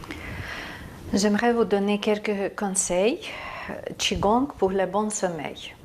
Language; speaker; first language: French; non-native, fluent; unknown